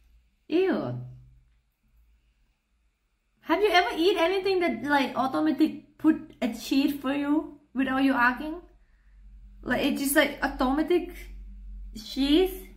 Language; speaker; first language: English; non-native, learner; Thai